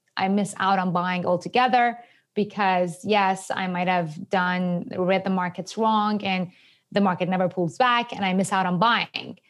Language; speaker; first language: English; non-native, fluent; Persian